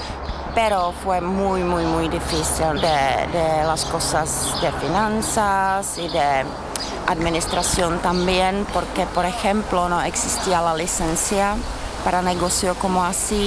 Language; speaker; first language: Spanish; non-native, learner; Czech